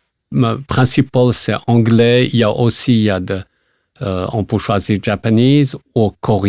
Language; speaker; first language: French; non-native, learner; Chinese